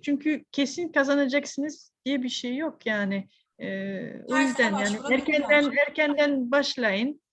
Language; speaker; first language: Turkish; non-native, fluent; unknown